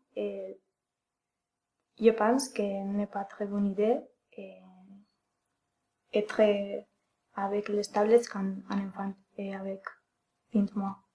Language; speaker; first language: French; non-native, learner; Spanish